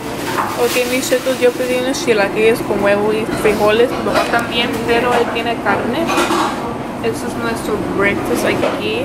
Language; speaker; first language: Spanish; early bilingual, other home language; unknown